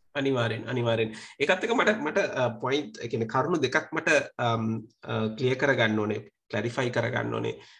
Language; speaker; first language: Sinhala; non-native, local second language; Tamil